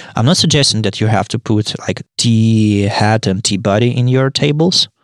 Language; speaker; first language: English; non-native, fluent; Russian